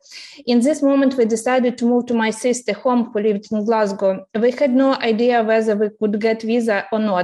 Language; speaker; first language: English; non-native, fluent; Ukrainian